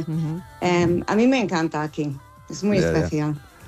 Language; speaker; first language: Spanish; non-native, fluent; English